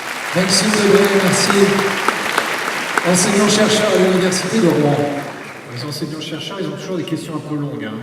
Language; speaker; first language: French; native; French